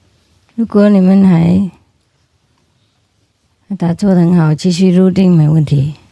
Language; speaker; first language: Chinese; non-native, fluent; Vietnamese